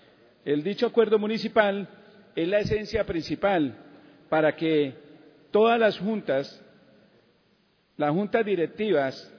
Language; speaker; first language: Spanish; native; Spanish